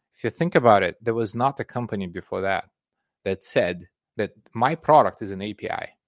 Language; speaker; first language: English; non-native, fluent; Russian